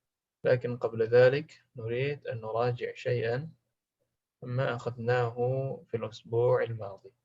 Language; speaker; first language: Arabic; non-native, fluent; Indonesian